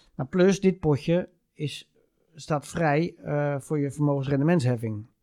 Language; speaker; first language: Dutch; native; Dutch